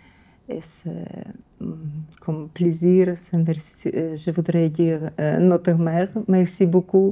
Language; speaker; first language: French; non-native, learner; Ukrainian